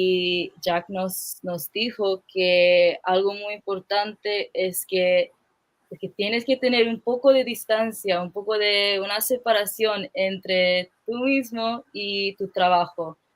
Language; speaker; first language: Spanish; non-native, fluent; English